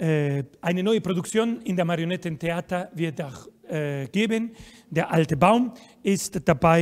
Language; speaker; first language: German; non-native, fluent; Spanish